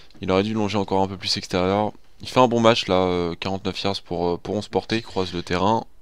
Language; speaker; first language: French; native; French